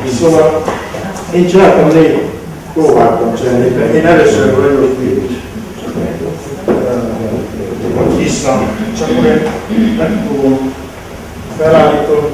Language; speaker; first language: Hungarian; non-native, local second language; Romanian